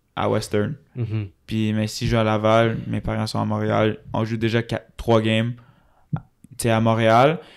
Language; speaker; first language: French; native; French